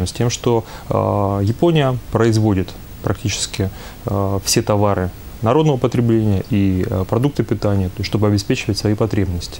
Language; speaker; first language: Russian; native; Russian